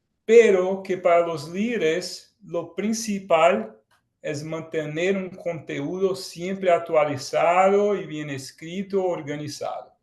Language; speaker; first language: Spanish; non-native, fluent; Portuguese